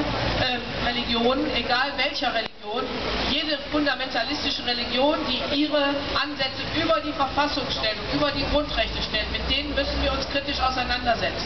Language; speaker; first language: German; native; German